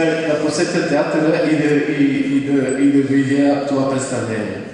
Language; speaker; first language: Bulgarian; non-native, fluent; French